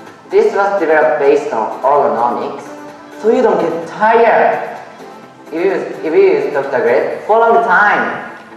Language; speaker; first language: English; non-native, learner; Japanese